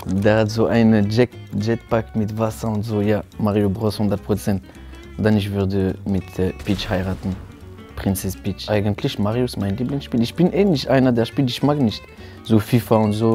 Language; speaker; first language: German; non-native, learner; French